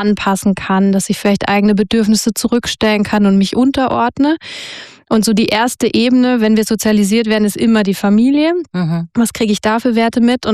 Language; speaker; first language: German; native; German